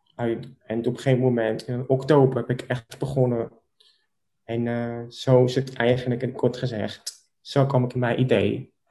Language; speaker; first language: Dutch; non-native, local second language; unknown